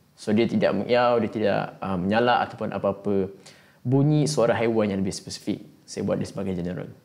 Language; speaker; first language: Malay; native; Malay